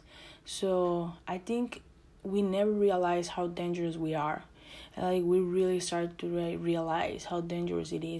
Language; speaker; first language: English; non-native, learner; Spanish